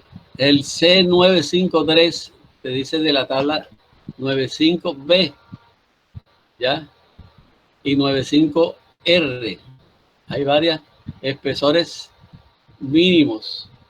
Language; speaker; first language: Spanish; native; Spanish